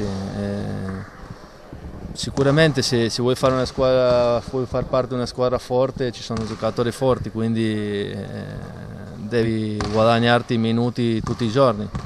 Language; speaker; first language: Italian; non-native, fluent; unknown